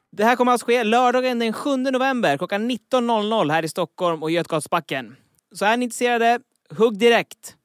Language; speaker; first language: Swedish; native; Swedish